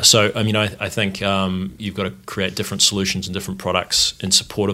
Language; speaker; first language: English; native; English